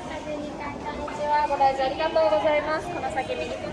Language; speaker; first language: Japanese; native; Japanese